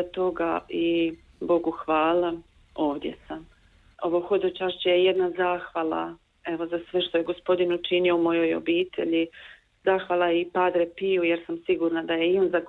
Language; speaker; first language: Croatian; native; Croatian